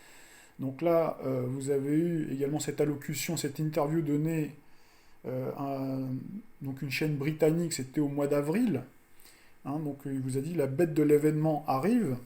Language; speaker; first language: French; native; French